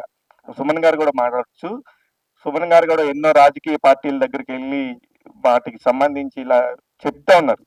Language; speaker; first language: Telugu; native; Telugu